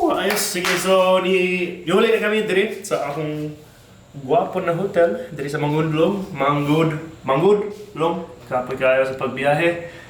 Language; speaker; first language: Cebuano; non-native, fluent; English